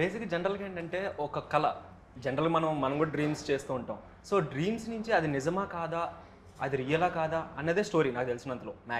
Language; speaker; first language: Telugu; native; Telugu